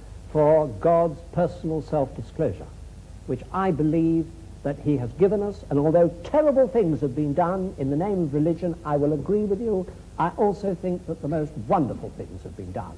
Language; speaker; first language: English; native; English